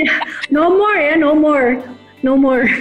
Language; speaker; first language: English; non-native, local second language; Indonesian